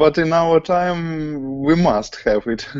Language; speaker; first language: English; non-native, learner; Russian